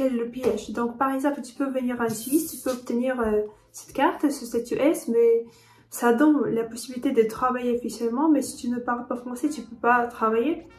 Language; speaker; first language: French; non-native, fluent; Ukrainian